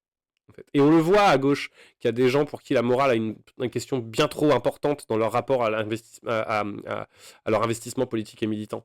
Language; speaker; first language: French; native; French